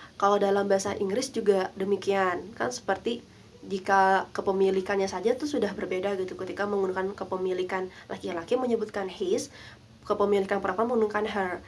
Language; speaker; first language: Indonesian; non-native, local second language; Sundanese